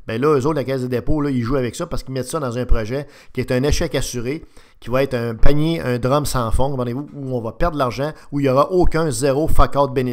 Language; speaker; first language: French; native; French